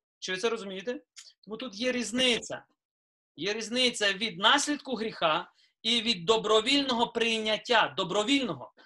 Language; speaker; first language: Ukrainian; native; Ukrainian